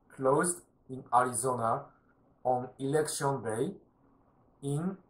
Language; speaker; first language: English; non-native, learner; Japanese